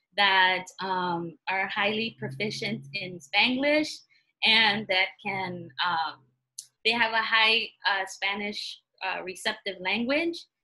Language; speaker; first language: English; early bilingual, other home language; Spanish